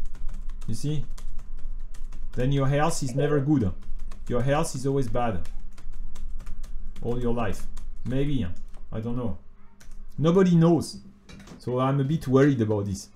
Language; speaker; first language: English; non-native, fluent; French